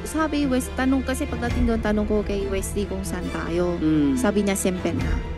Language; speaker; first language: Filipino; non-native, learner; Chinese